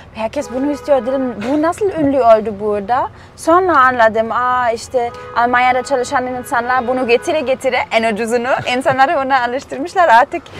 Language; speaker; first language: Turkish; non-native, fluent; German